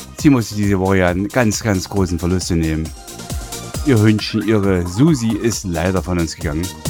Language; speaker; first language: German; native; German